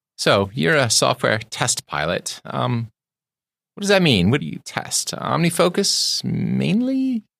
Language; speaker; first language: English; native; English